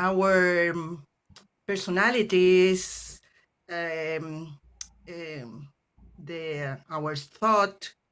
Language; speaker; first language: English; non-native, learner; Spanish